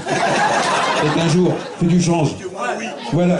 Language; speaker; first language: French; native; French